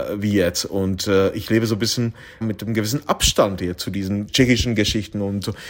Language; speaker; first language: German; non-native, fluent; Czech